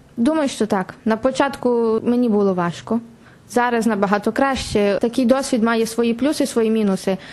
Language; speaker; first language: Ukrainian; native; Ukrainian